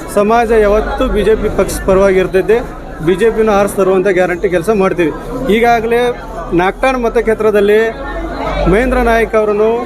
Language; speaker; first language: Kannada; non-native, local second language; Lambadi